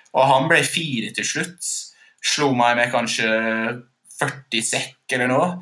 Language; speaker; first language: Norwegian; non-native, fluent; English